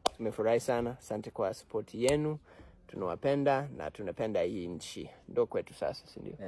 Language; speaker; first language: Swahili; non-native, fluent; English